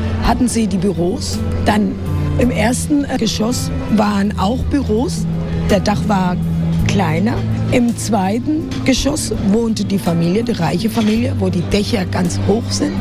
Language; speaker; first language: German; non-native, fluent; Spanish